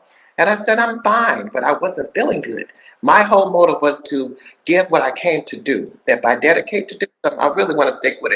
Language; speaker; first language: English; native; English